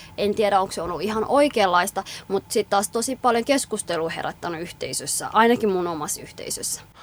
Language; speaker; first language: Finnish; early bilingual, other home language; Somali